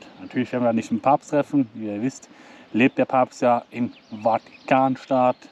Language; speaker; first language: German; native; German